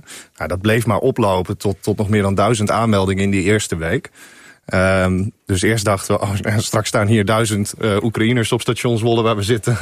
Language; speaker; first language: Dutch; native; Dutch